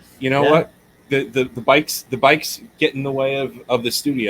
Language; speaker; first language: English; native; English